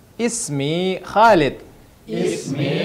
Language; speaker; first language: Arabic; non-native, fluent; Indonesian